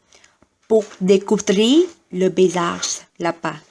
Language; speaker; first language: French; non-native, learner; Vietnamese